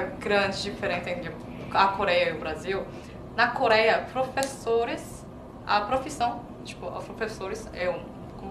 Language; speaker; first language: Portuguese; non-native, fluent; Korean